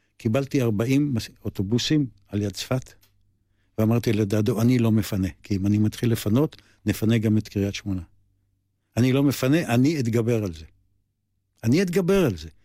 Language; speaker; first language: Hebrew; native; Hebrew